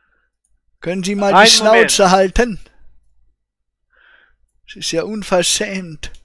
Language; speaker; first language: German; native; German